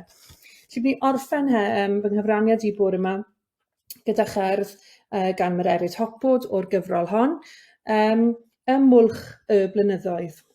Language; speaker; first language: Welsh; native; Welsh